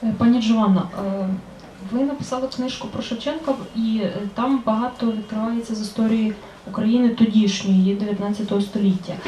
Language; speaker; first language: Ukrainian; native; Ukrainian